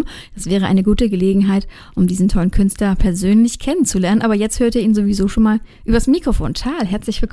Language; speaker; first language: German; native; German